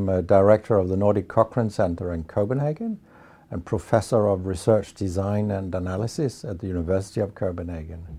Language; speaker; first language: English; non-native, fluent; Danish